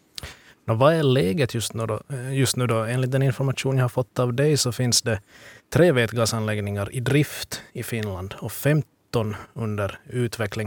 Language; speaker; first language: Swedish; native; Swedish